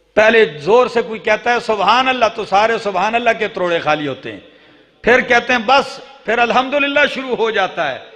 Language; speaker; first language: Urdu; non-native, local second language; Punjabi